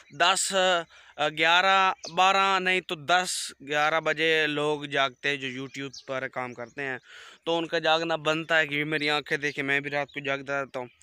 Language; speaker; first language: Urdu; non-native, local second language; Punjabi